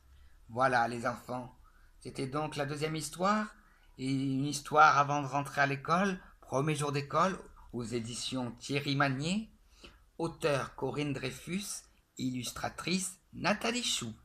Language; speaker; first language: French; native; French